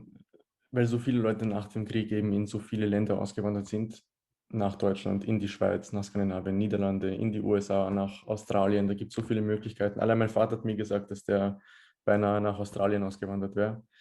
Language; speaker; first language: German; early bilingual, other home language; Bosnian